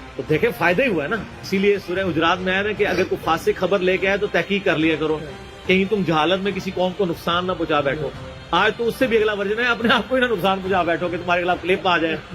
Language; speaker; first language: Urdu; non-native, local second language; Punjabi